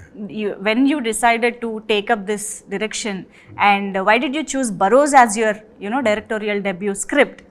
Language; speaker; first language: English; non-native, local second language; Telugu